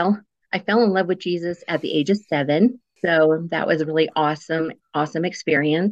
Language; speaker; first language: English; native; English